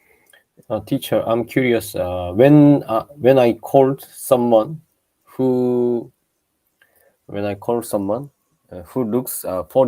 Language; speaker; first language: English; non-native, learner; Japanese